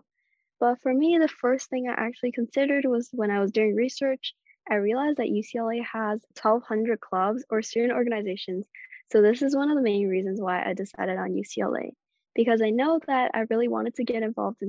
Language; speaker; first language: English; non-native, local second language; Cantonese